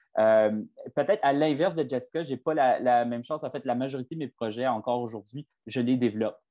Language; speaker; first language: French; native; French